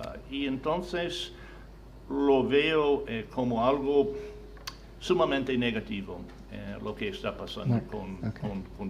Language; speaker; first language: Spanish; non-native, fluent; English